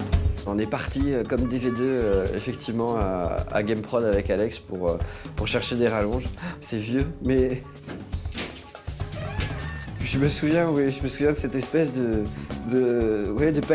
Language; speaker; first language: French; native; French